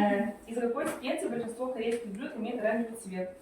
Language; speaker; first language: Russian; native; Russian